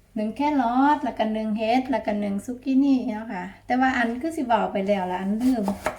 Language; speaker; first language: Thai; native; Thai